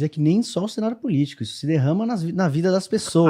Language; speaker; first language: Portuguese; native; Portuguese